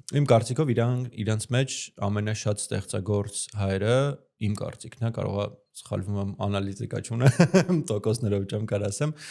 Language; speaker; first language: Armenian; native; Armenian